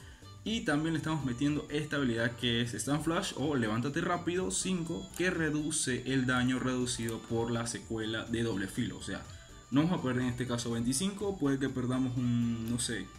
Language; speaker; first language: Spanish; native; Spanish